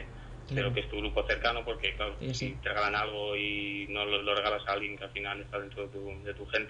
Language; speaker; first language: Spanish; native; Spanish